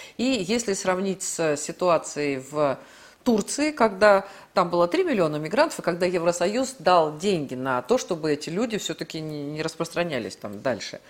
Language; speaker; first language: Russian; native; Russian